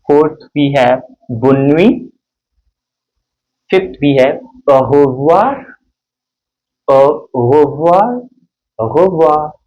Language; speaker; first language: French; non-native, fluent; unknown